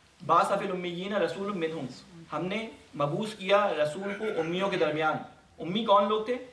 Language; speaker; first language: Urdu; native; Urdu